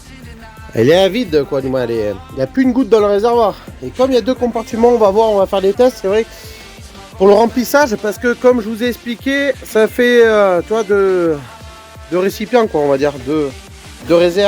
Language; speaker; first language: French; native; French